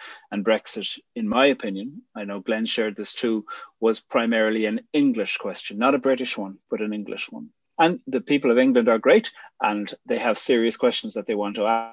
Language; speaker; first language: English; native; English